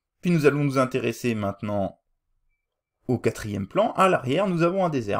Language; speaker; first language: French; native; French